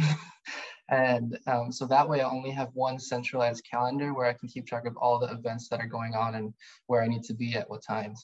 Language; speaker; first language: English; native; English